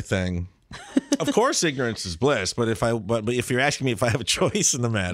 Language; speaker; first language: English; early bilingual, other home language; Spanish